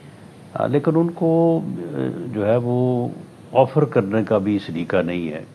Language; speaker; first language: Urdu; non-native, local second language; Punjabi